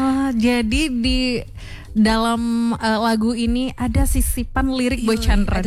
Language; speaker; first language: Indonesian; native; Indonesian